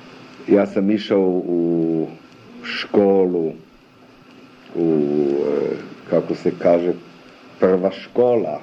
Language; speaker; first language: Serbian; early bilingual, other home language; German